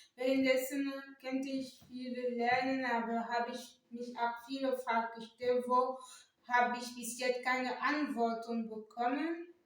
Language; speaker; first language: German; non-native, learner; French